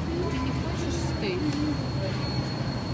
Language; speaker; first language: Russian; native; Russian